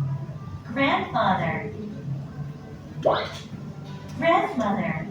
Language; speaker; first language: English; non-native, learner; Indonesian